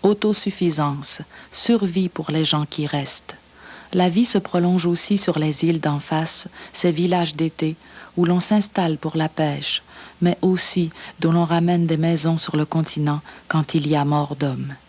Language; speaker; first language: French; native; French